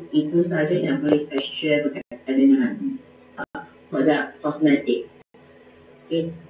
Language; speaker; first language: Malay; non-native, local second language; Chinese